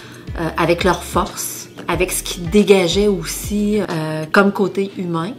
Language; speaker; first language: French; native; French